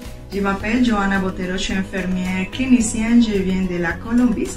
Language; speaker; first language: French; non-native, fluent; Spanish